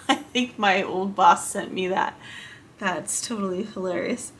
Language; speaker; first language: English; native; English